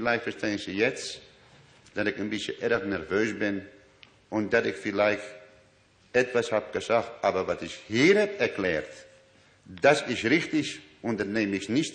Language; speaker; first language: German; non-native, learner; Dutch